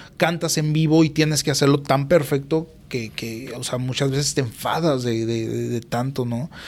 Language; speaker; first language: Spanish; native; Spanish